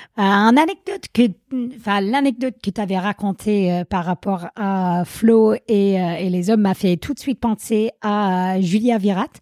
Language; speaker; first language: French; non-native, fluent; English